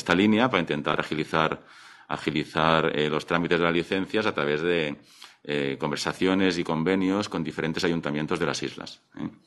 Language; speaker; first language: Spanish; non-native, local second language; Catalan